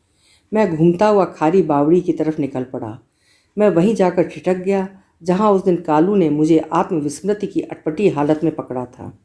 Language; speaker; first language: Hindi; native; Hindi